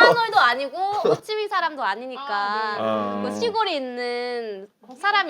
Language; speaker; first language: Korean; non-native, fluent; Vietnamese